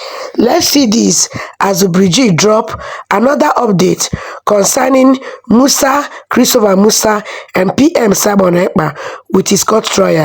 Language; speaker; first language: English; non-native, local second language; Igbo